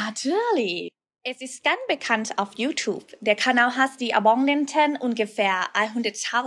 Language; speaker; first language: German; non-native, learner; Thai